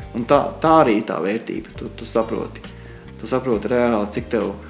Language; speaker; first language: Latvian; native; Latvian